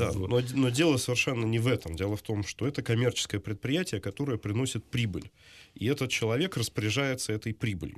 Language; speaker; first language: Russian; native; Russian